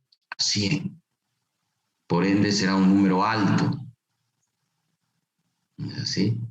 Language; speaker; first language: Spanish; native; Spanish